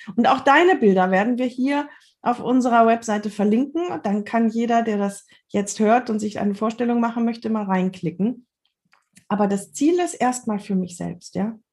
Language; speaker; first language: German; native; German